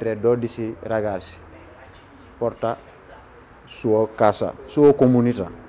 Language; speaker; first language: Italian; non-native, learner; Wolof